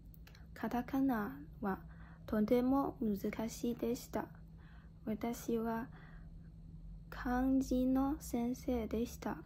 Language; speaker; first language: Japanese; non-native, learner; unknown